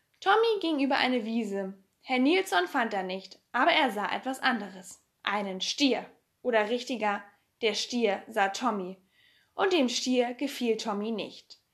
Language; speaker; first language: German; native; German